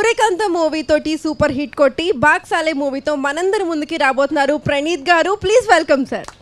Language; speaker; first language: Telugu; native; Telugu